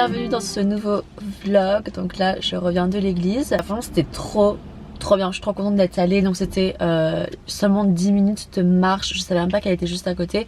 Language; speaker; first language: French; native; French